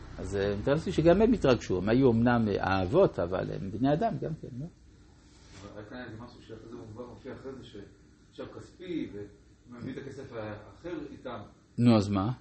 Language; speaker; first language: Hebrew; non-native, fluent; French